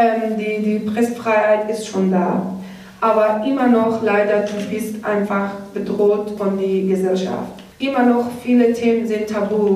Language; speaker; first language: German; non-native, learner; Persian